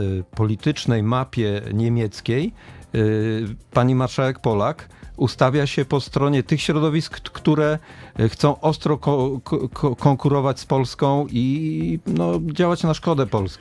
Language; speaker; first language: Polish; native; Polish